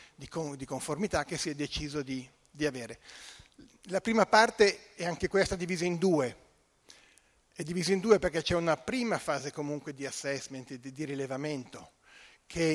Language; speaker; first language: Italian; native; Italian